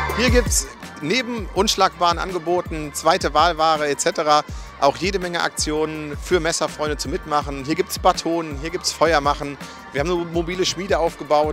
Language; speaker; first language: German; native; German